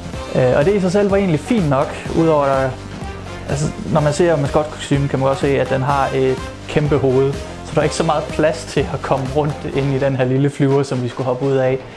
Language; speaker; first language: Danish; native; Danish